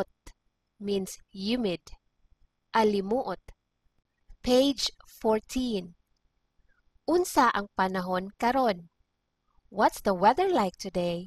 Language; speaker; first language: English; non-native, local second language; Cebuano